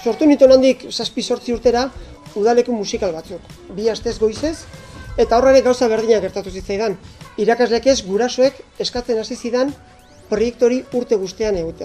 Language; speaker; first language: Basque; native; Basque